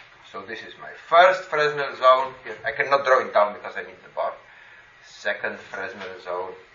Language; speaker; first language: English; non-native, fluent; Slovenian